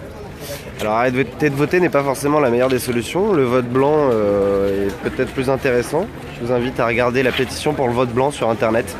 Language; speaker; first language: French; native; French